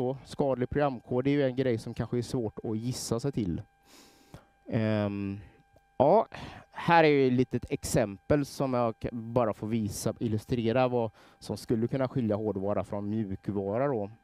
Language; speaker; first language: Swedish; native; Swedish